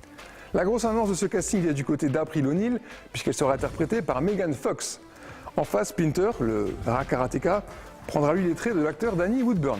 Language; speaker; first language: French; native; French